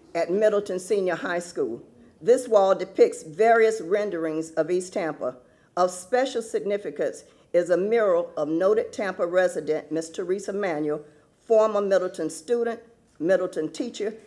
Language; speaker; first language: English; native; English